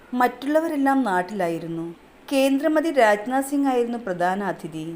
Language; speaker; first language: Malayalam; native; Malayalam